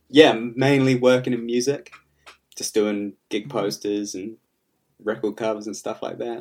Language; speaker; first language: English; native; English